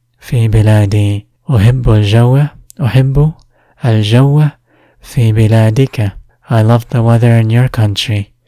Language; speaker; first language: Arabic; non-native, fluent; English